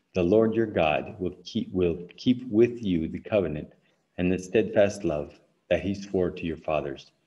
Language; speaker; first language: English; native; English